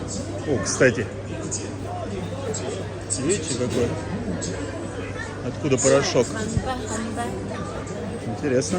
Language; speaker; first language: Russian; native; Russian